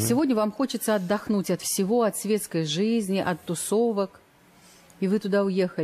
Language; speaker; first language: Russian; native; Russian